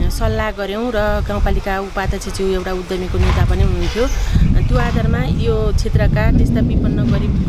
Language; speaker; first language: Nepali; native; Nepali